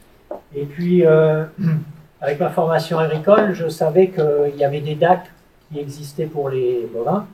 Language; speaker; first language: French; native; French